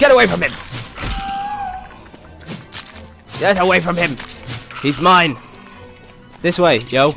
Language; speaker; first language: English; native; English